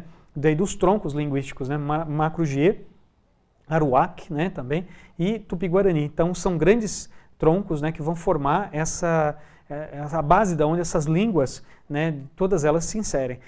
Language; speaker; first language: Portuguese; native; Portuguese